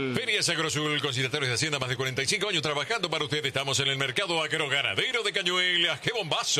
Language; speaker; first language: Spanish; native; Spanish